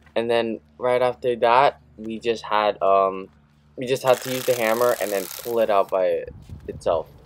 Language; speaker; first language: English; early bilingual, other home language; Indonesian